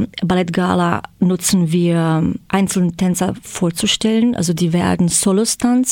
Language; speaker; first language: German; non-native, fluent; Croatian